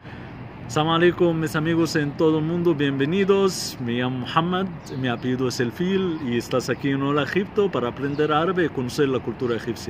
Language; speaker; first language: Spanish; non-native, fluent; Arabic